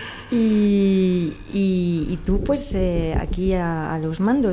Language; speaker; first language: Spanish; native; Spanish